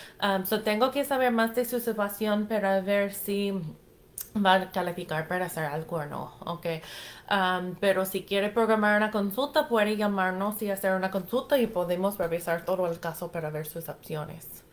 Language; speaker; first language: Spanish; non-native, fluent; English